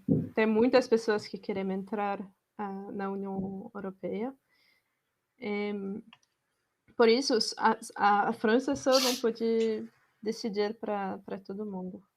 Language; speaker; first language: Portuguese; non-native, fluent; French